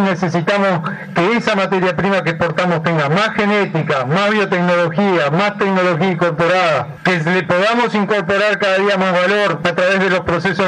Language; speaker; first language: Spanish; native; Spanish